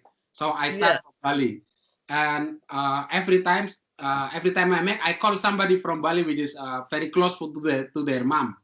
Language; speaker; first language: English; non-native, fluent; Indonesian